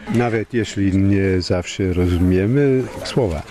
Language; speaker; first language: Polish; non-native, learner; English